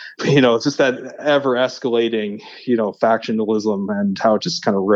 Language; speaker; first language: English; native; English